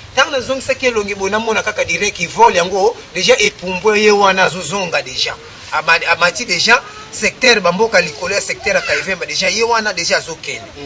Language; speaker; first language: Lingala; non-native, local second language; Kongo